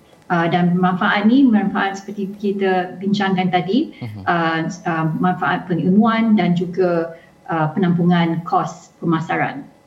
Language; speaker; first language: Malay; native; Malay